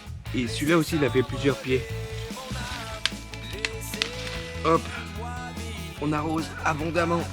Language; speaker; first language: French; native; French